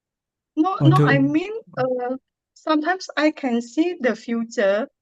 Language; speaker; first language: English; non-native, learner; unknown